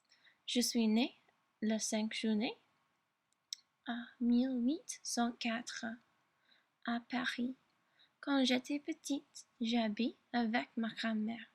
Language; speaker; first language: French; non-native, learner; English